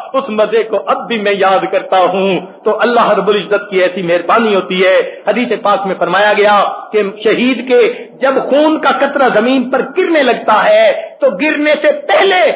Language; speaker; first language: Urdu; non-native, local second language; Punjabi